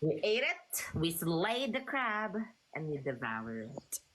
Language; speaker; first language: English; non-native, local second language; Filipino